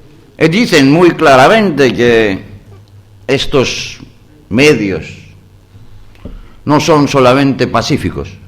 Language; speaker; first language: Spanish; non-native, learner; Greek